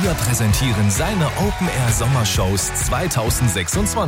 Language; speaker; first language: German; native; German